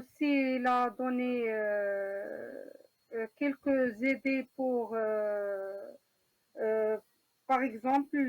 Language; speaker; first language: French; non-native, learner; Arabic